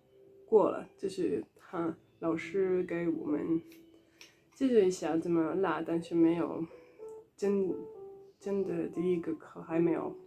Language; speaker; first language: Chinese; non-native, learner; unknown